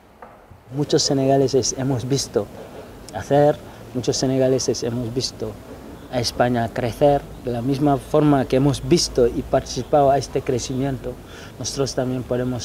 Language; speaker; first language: Spanish; non-native, fluent; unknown